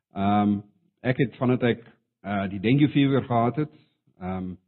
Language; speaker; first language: Afrikaans; non-native, local second language; English